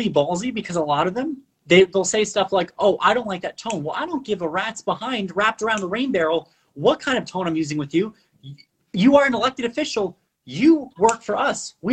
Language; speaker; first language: English; non-native, fluent; Spanish